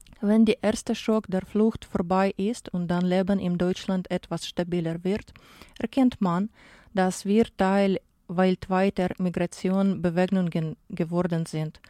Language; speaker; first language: German; non-native, fluent; Ukrainian